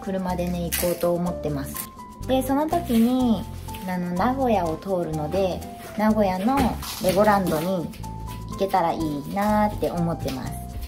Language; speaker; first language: Japanese; native; Japanese